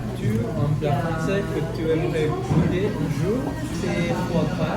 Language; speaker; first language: French; non-native, fluent; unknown